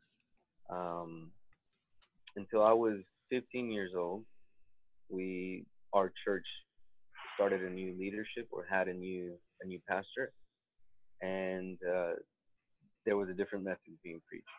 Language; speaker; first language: English; native; English